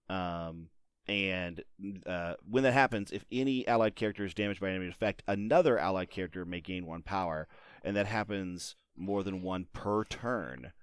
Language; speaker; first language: English; native; English